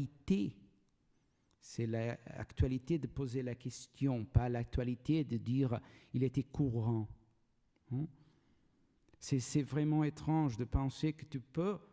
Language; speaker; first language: French; non-native, learner; Portuguese